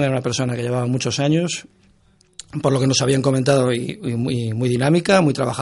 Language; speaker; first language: Spanish; native; Spanish